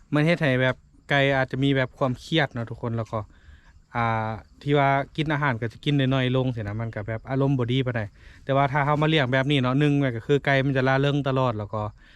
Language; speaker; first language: Lao; native; Lao